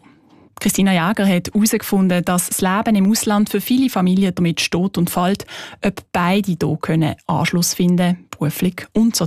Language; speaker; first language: German; native; German